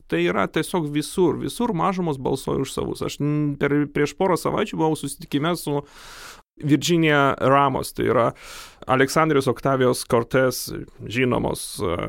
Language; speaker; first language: Lithuanian; non-native, local second language; Polish